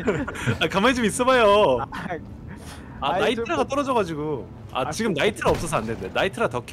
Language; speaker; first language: Korean; native; Korean